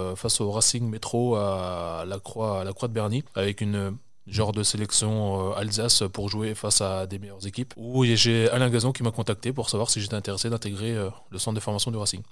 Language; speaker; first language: French; native; French